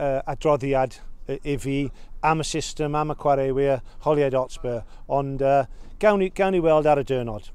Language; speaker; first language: Welsh; non-native, local second language; English